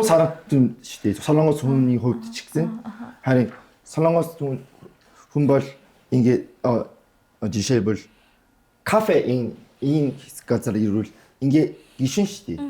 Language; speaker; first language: Mongolian; non-native, fluent; Korean